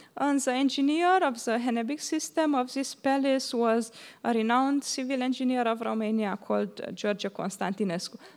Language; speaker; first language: English; non-native, fluent; Romanian